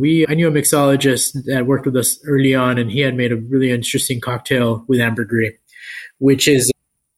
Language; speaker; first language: English; native; English